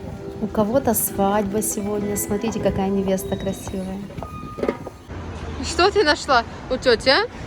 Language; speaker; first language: Russian; native; Russian